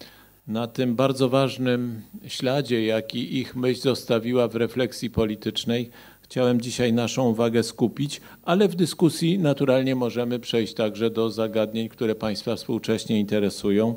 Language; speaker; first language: Polish; native; Polish